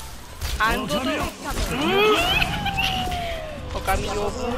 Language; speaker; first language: Malay; native; Malay